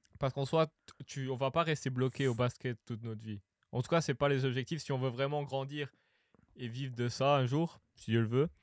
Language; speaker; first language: French; native; French